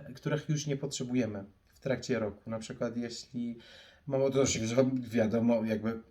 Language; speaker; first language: Polish; non-native, fluent; Persian